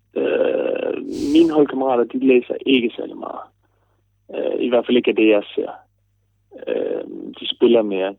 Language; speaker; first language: Danish; early bilingual, other home language; German